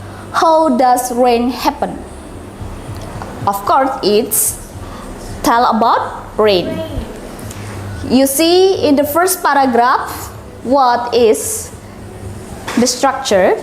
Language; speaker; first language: English; non-native, learner; Indonesian